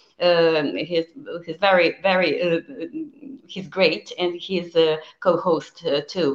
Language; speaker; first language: English; non-native, learner; Serbian